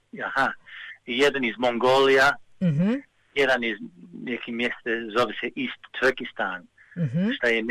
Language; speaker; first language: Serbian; early bilingual, heritage; Serbian